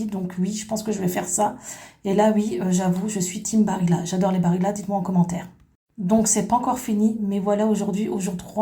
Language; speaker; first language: French; native; French